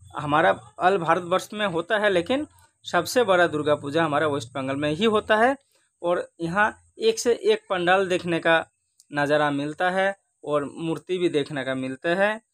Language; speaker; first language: Hindi; non-native, local second language; Bangla